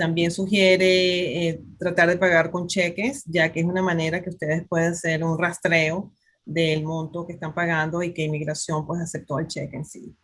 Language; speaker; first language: Spanish; native; Spanish